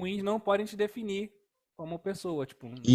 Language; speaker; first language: Portuguese; native; Portuguese